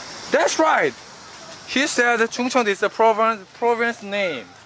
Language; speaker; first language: English; non-native, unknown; Korean